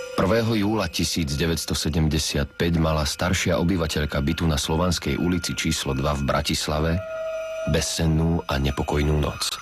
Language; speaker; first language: Slovak; native; Slovak